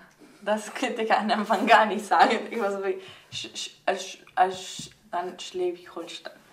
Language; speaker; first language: German; early bilingual, heritage; Spanish